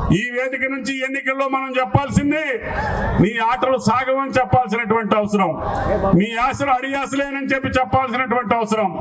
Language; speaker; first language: Telugu; native; Telugu